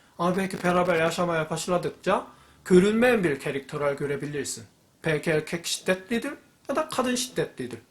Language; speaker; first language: Turkish; non-native, fluent; Korean